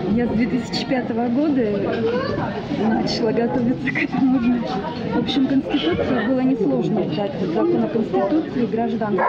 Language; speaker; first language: Russian; native; Russian